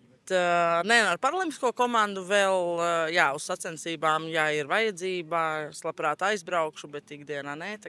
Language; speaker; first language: Latvian; native; Latvian